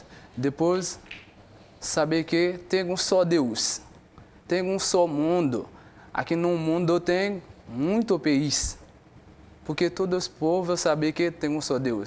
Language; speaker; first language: Portuguese; non-native, learner; Haitian Creole